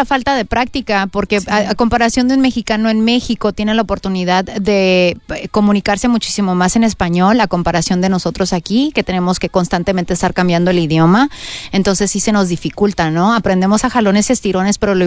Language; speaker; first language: Spanish; early bilingual, heritage; Spanish